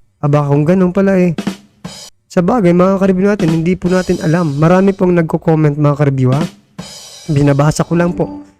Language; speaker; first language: Filipino; non-native, local second language; Waray